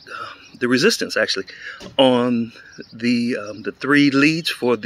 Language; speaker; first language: English; native; English